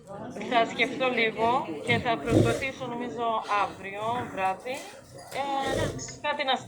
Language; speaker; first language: Greek; non-native, learner; Swedish